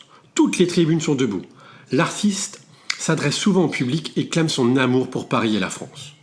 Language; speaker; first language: French; native; French